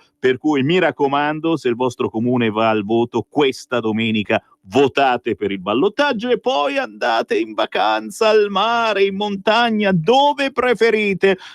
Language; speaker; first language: Italian; native; Italian